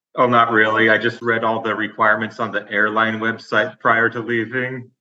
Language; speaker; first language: English; native; English